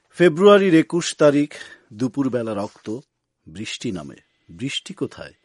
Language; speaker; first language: Bangla; native; Bangla